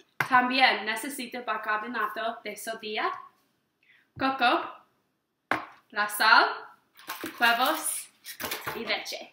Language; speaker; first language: Spanish; non-native, learner; English